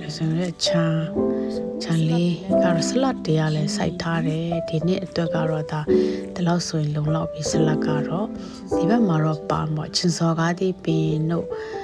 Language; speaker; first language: Burmese; non-native, local second language; Kachin